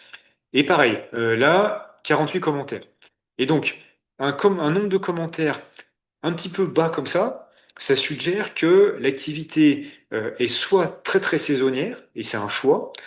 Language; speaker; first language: French; native; French